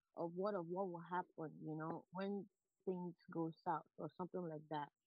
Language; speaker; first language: English; non-native, local second language; Igbo